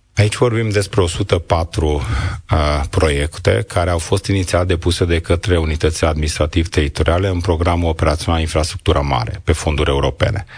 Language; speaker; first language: Romanian; non-native, local second language; Hungarian